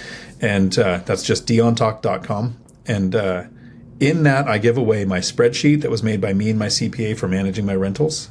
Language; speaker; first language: English; native; English